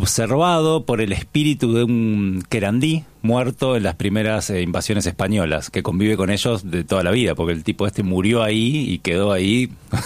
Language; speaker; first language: Spanish; native; Spanish